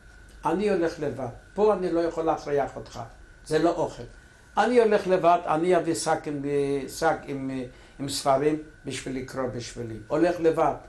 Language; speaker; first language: Hebrew; non-native, fluent; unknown